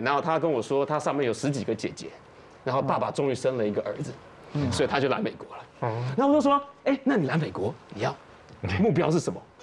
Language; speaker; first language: Chinese; native; Chinese